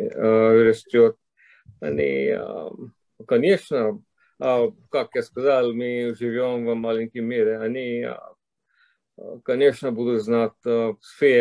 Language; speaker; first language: Russian; non-native, fluent; English